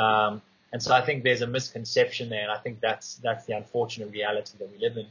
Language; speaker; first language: English; native; English